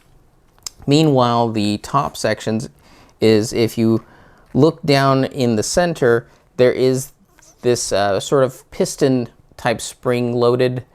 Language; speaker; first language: English; native; English